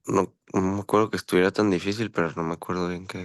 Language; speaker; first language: Spanish; native; Spanish